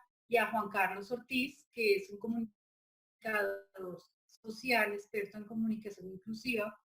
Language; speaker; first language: Spanish; native; Spanish